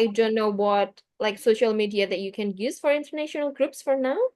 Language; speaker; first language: English; non-native, fluent; Indonesian